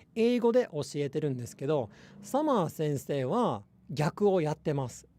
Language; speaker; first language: Japanese; non-native, fluent; English